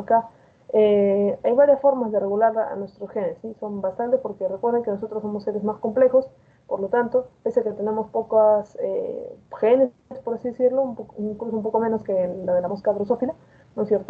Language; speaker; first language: Spanish; native; Spanish